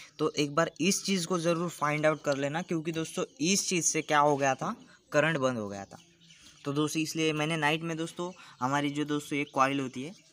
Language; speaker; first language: Hindi; non-native, local second language; Marathi